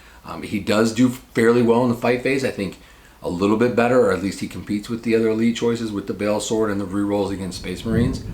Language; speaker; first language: English; native; English